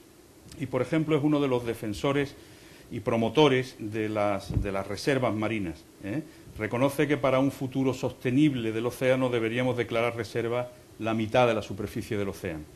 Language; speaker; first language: Spanish; native; Spanish